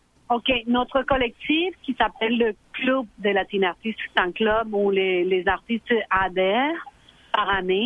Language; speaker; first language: French; non-native, fluent; Spanish